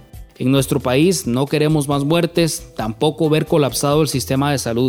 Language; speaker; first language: Spanish; native; Spanish